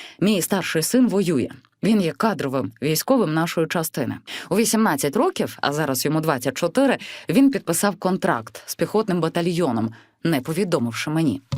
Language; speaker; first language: Ukrainian; native; Ukrainian